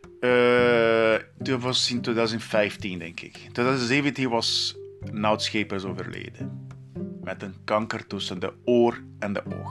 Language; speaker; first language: Dutch; non-native, learner; Portuguese